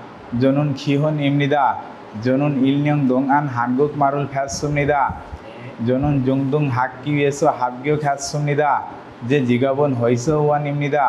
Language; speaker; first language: Korean; non-native, learner; Bangla